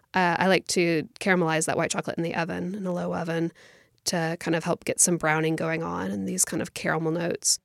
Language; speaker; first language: English; native; English